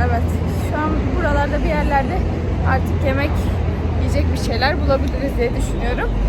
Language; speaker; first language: Turkish; early bilingual, heritage; Turkish